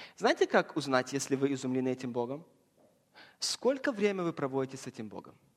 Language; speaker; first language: Russian; early bilingual, heritage; Russian